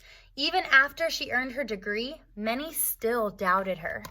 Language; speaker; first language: English; native; English